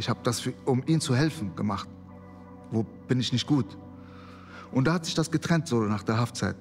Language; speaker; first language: German; early bilingual, other home language; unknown